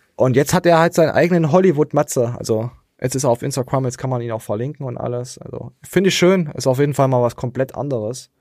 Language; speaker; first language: German; native; German